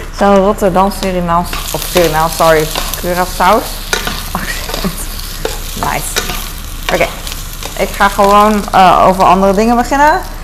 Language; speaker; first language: Dutch; early bilingual, other home language; Cantonese